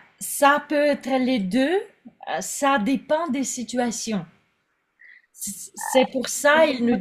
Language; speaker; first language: French; non-native, fluent; Russian